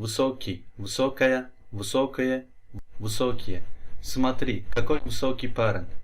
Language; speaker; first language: Russian; non-native, fluent; Turkish